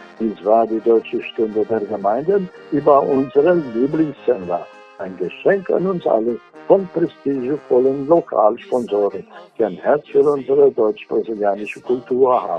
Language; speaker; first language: German; early bilingual, heritage; Portuguese